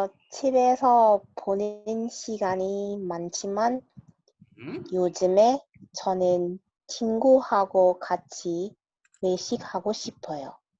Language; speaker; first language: Korean; non-native, learner; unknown